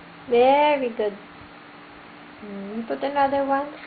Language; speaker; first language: English; non-native, local second language; Filipino